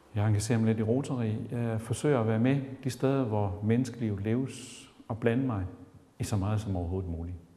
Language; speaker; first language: Danish; native; Danish